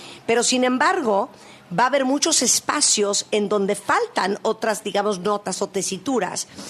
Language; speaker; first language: Spanish; native; Spanish